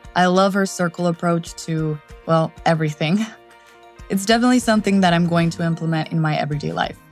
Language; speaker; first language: English; non-native, fluent; Spanish